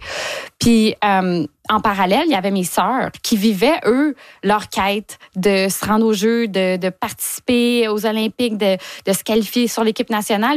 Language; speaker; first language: French; native; French